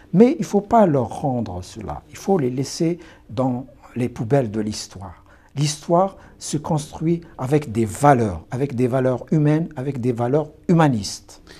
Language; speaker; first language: French; non-native, local second language; Kabyle